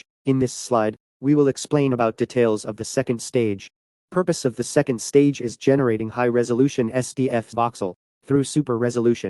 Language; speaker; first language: English; non-native, fluent; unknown